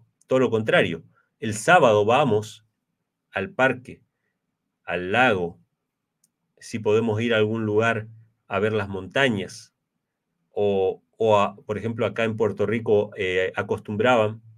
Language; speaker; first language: Spanish; native; Spanish